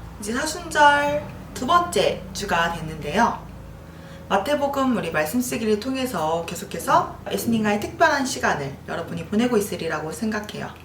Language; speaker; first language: Korean; native; Korean